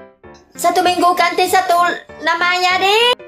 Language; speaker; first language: Indonesian; non-native, learner; Vietnamese